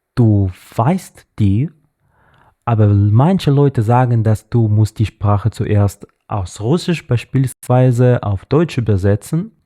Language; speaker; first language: German; non-native, learner; Russian